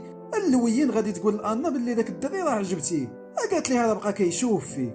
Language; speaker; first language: Arabic; native; Arabic